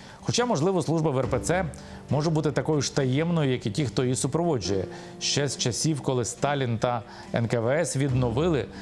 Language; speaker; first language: Ukrainian; native; Ukrainian